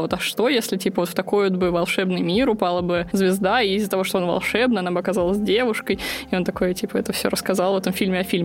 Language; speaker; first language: Russian; native; Russian